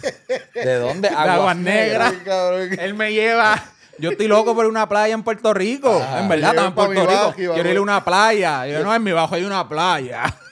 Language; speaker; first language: Spanish; early bilingual, heritage; Spanish